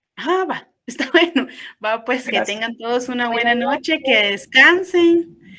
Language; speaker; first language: Spanish; native; Spanish